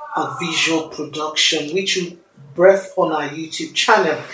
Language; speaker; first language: English; non-native, local second language; Yoruba